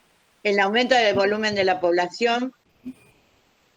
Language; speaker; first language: Spanish; native; Spanish